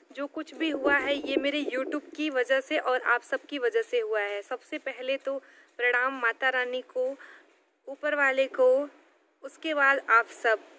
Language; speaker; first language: Hindi; native; Hindi